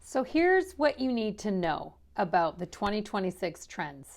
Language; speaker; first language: English; native; English